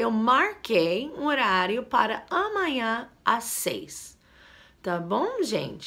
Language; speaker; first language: Portuguese; non-native, fluent; English